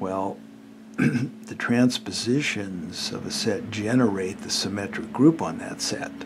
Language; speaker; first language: English; native; English